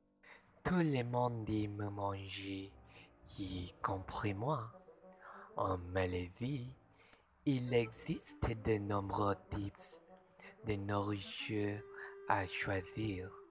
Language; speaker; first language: French; non-native, learner; Malay